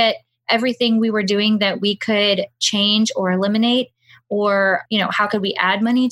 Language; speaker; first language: English; native; English